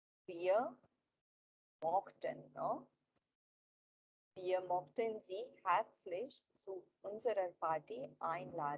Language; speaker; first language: German; non-native, learner; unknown